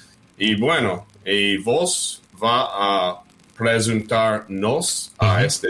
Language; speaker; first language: Spanish; early bilingual, heritage; English